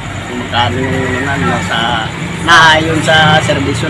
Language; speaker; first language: Filipino; native; Filipino